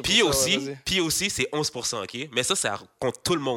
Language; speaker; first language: French; native; French